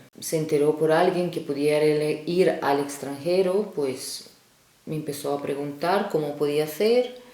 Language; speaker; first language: Spanish; non-native, fluent; Russian